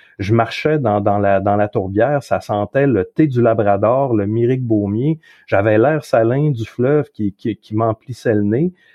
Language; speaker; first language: French; native; French